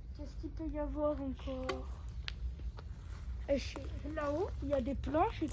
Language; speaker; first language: French; native; French